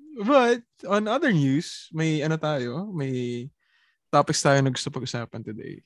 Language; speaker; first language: Filipino; early bilingual, heritage; Filipino